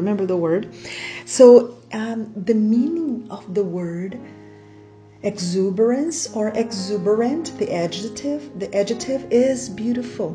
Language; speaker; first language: English; non-native, fluent; Portuguese